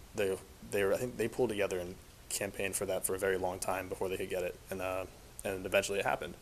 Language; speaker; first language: English; native; English